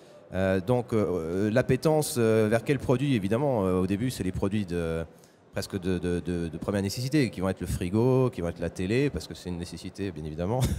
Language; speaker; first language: French; native; French